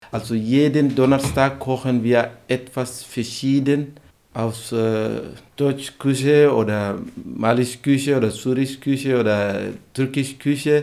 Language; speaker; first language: German; non-native, learner; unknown